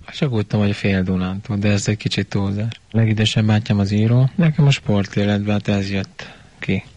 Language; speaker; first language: Hungarian; native; Hungarian